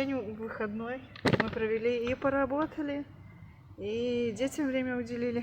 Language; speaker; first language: Russian; native; Russian